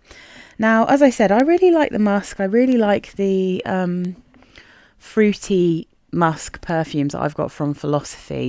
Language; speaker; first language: English; native; English